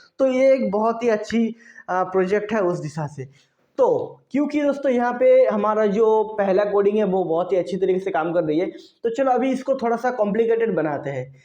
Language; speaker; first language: Hindi; non-native, local second language; Bangla